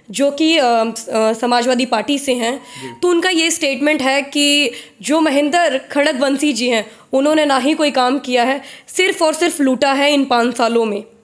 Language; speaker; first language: Hindi; native; Hindi